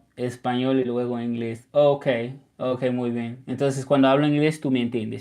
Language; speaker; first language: Spanish; non-native, fluent; English